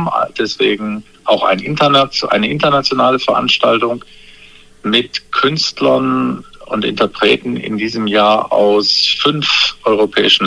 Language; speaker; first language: German; native; German